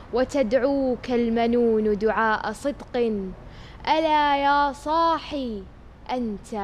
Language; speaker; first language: Arabic; native; Arabic